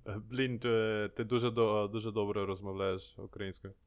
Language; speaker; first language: Ukrainian; non-native, fluent; Italian